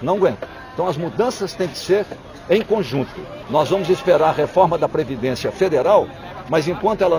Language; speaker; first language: Portuguese; native; Portuguese